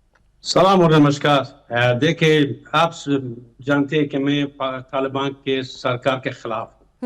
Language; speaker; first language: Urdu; non-native, fluent; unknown